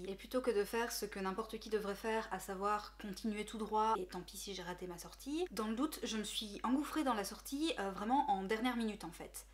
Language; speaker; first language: French; native; French